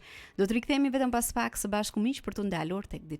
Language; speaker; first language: Albanian; native; Albanian